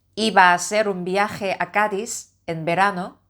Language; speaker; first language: Spanish; non-native, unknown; Korean